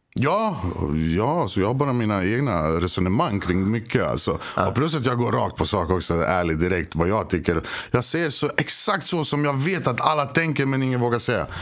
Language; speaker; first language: Swedish; early bilingual, other home language; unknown